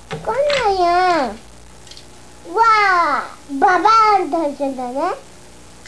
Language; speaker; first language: Japanese; native; Japanese